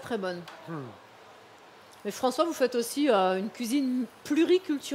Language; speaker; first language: French; native; French